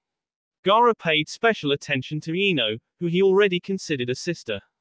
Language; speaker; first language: English; native; English